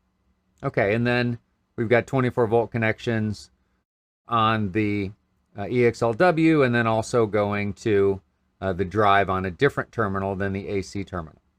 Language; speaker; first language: English; native; English